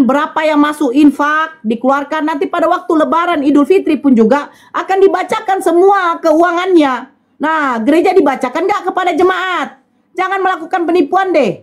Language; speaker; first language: Indonesian; native; Indonesian